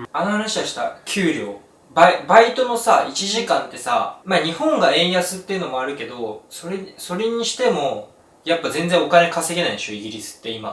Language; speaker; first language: Japanese; native; Japanese